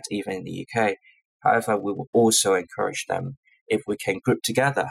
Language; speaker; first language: English; non-native, local second language; Cantonese